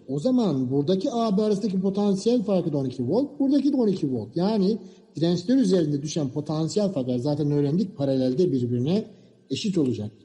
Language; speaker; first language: Turkish; native; Turkish